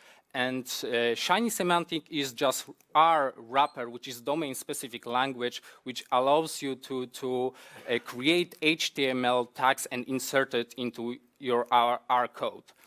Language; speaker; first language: English; non-native, fluent; Polish